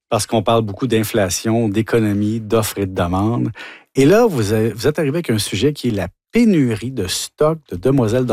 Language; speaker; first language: French; native; French